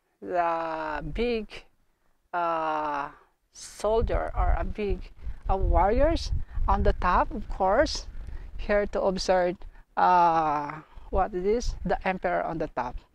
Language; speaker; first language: English; non-native, learner; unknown